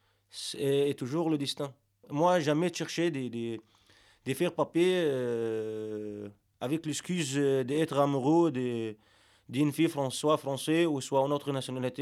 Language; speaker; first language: French; non-native, learner; Arabic